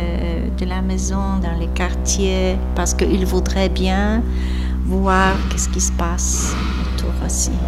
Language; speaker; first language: French; non-native, learner; Polish